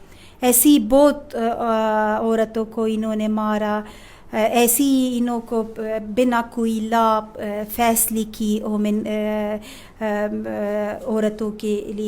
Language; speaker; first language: Hindi; non-native, fluent; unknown